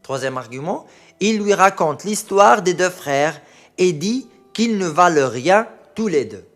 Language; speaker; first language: French; non-native, local second language; Arabic